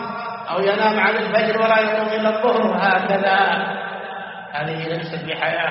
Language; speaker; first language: Arabic; native; Arabic